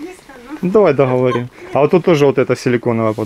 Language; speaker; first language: Russian; native; Russian